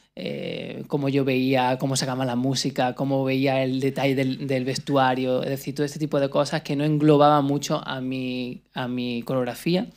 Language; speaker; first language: Spanish; native; Spanish